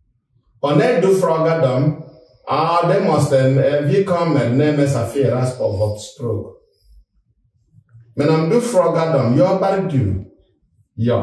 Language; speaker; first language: Swedish; non-native, fluent; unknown